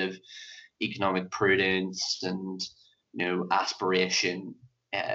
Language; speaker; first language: English; native; English